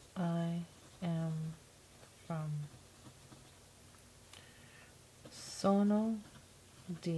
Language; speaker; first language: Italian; non-native, learner; English